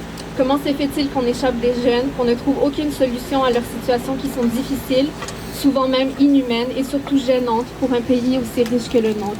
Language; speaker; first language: French; early bilingual, other home language; Arabic